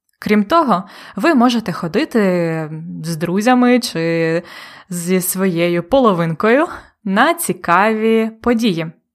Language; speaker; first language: Ukrainian; native; Ukrainian